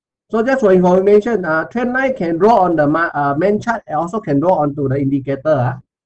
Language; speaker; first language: English; non-native, local second language; Chinese